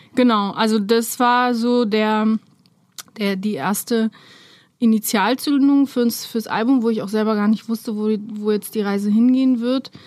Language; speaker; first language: German; early bilingual, other home language; Romanian